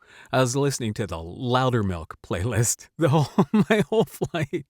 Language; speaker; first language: English; native; English